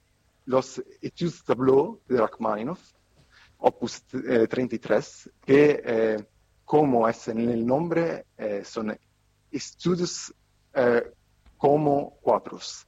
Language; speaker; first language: Spanish; non-native, fluent; Italian